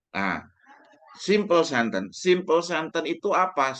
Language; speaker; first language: English; non-native, fluent; Indonesian